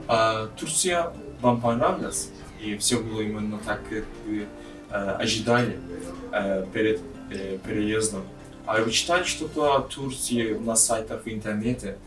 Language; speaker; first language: Russian; non-native, learner; Turkish